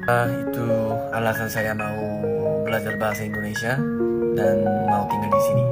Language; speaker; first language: Indonesian; non-native, learner; Korean